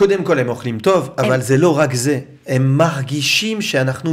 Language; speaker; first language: Hebrew; non-native, learner; French